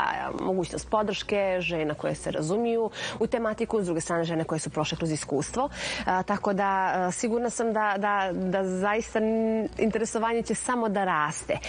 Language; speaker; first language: Serbian; native; Serbian